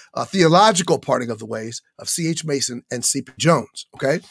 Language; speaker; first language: English; native; English